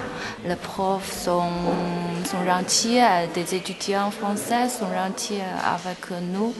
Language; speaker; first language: French; non-native, fluent; Chinese